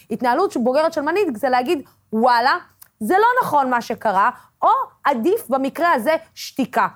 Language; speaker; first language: Hebrew; non-native, local second language; Arabic